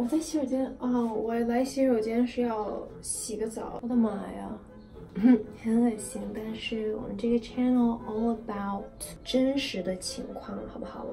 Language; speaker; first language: Chinese; early bilingual, heritage; Chinese